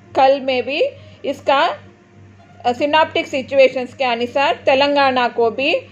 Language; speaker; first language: Hindi; non-native, local second language; Telugu